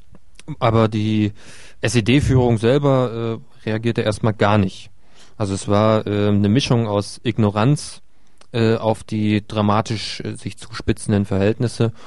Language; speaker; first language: German; native; German